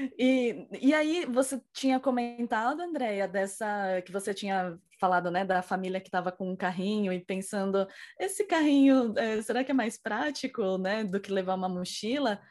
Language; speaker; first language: Portuguese; native; Portuguese